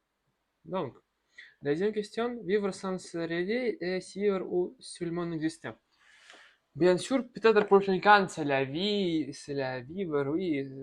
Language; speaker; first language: French; non-native, learner; Russian